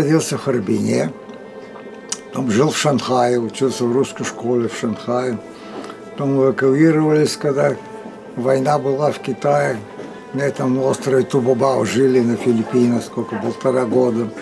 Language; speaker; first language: Russian; early bilingual, heritage; Russian